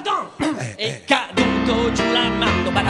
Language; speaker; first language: Italian; native; Italian